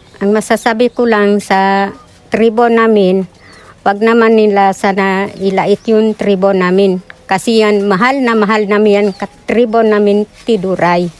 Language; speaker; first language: Filipino; non-native, local second language; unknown